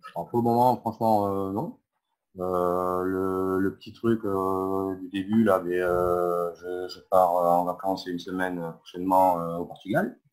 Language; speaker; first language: French; native; French